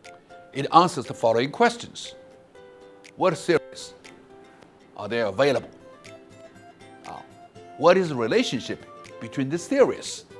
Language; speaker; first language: English; non-native, fluent; Chinese